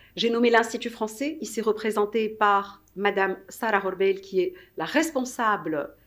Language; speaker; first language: French; non-native, local second language; Arabic